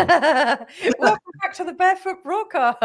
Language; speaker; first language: English; native; English